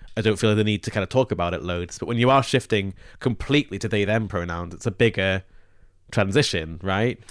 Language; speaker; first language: English; native; English